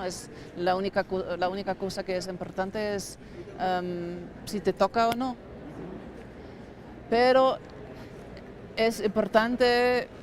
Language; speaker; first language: Spanish; non-native, fluent; German